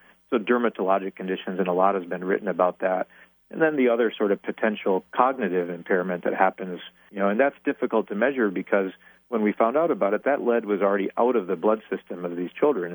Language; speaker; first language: English; native; English